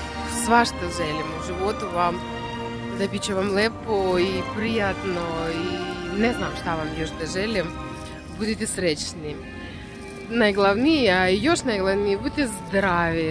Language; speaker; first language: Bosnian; non-native, learner; Russian